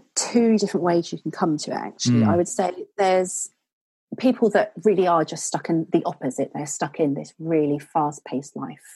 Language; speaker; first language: English; native; English